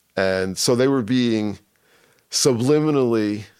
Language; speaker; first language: English; native; English